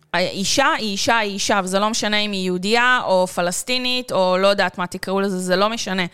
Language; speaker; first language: Hebrew; native; Hebrew